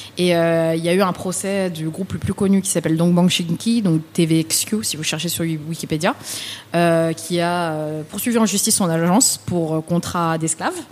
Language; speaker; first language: French; early bilingual, other home language; Vietnamese